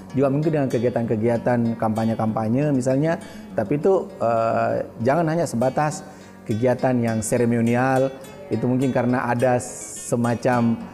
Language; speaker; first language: Indonesian; non-native, local second language; Buginese